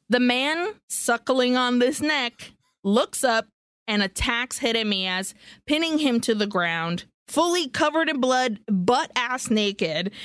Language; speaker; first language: English; early bilingual, other home language; Spanish